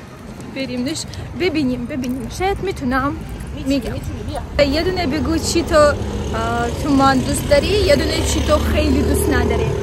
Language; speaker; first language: Persian; non-native, learner; Turkish